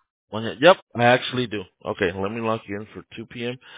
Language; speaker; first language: English; early bilingual, other home language; Spanish